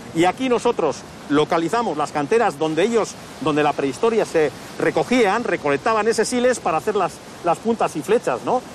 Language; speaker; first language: Spanish; native; Spanish